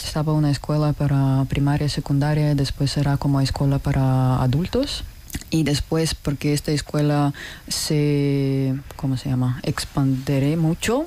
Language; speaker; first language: Spanish; non-native, fluent; Russian